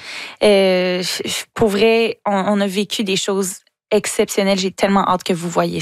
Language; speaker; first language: French; native; French